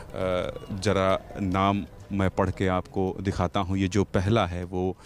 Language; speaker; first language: Hindi; native; Hindi